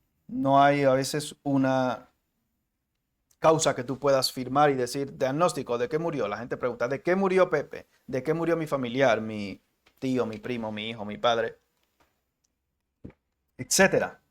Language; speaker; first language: Spanish; native; Spanish